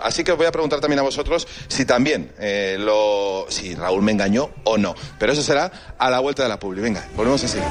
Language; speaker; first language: Spanish; native; Spanish